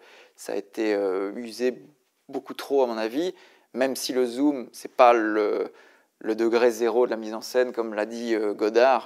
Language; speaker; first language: French; native; French